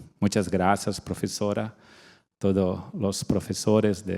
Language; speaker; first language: Spanish; non-native, fluent; Portuguese